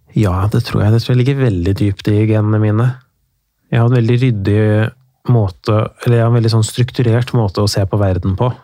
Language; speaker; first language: Norwegian; early bilingual, other home language; Persian